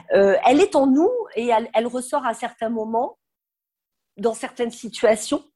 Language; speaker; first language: French; native; French